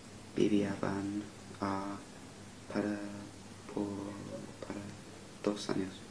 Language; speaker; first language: Spanish; non-native, learner; English